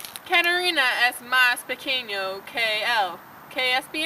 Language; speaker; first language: Spanish; non-native, learner; English